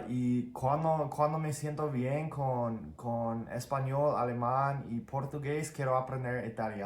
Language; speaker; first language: Spanish; non-native, fluent; English